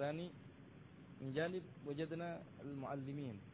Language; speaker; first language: Arabic; non-native, learner; Indonesian